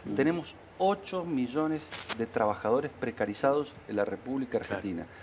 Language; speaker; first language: Spanish; native; Spanish